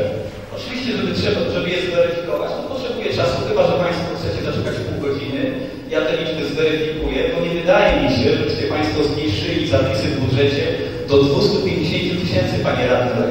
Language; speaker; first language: Polish; native; Polish